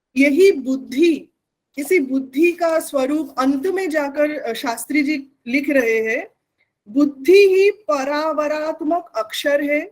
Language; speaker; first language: Hindi; non-native, local second language; Bangla